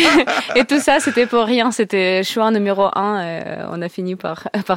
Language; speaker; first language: French; non-native, learner; Russian